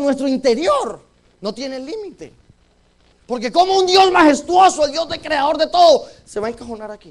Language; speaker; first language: Spanish; native; Spanish